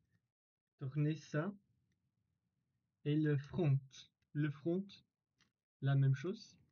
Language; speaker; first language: French; non-native, learner; English